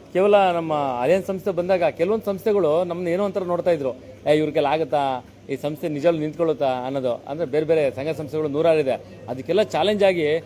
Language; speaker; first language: Kannada; native; Kannada